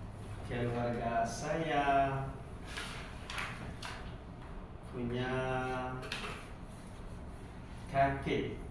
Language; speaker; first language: Indonesian; non-native, learner; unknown